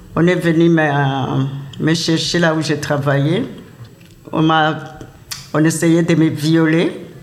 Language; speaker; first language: French; non-native, local second language; Rundi